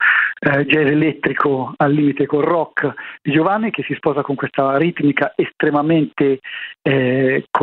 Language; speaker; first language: Italian; native; Italian